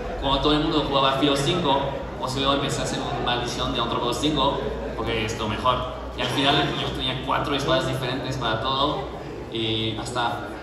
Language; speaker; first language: Spanish; non-native, fluent; French